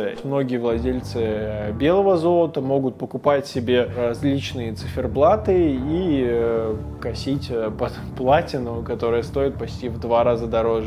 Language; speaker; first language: Russian; native; Russian